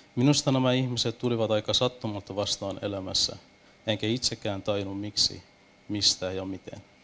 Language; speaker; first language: Finnish; non-native, fluent; Persian